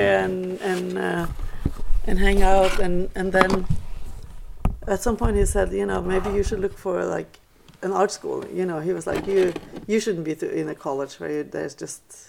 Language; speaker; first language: English; non-native, fluent; Norwegian